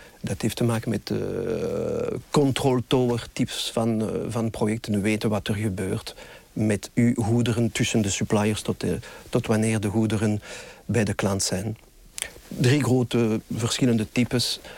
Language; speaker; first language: Dutch; non-native, local second language; French